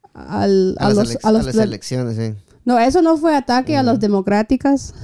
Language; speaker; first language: Spanish; non-native, fluent; English